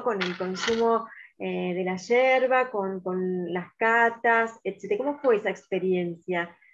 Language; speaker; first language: Spanish; native; Spanish